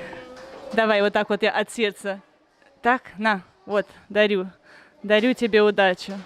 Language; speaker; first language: Russian; native; Russian